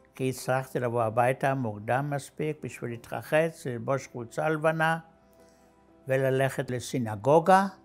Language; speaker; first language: Hebrew; non-native, fluent; German